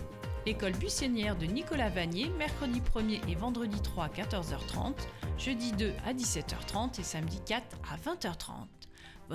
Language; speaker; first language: French; native; French